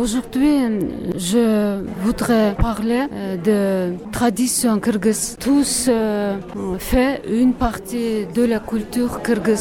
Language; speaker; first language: French; non-native, learner; Kyrgyz